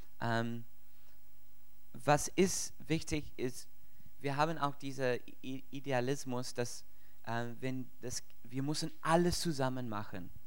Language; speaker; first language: German; non-native, learner; English